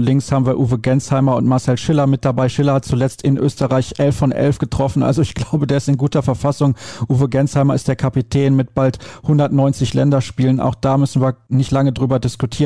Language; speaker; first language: German; native; German